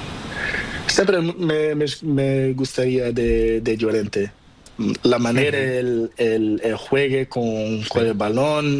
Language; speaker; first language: Spanish; non-native, learner; Portuguese